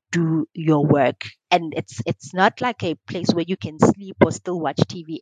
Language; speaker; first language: English; non-native, local second language; Xhosa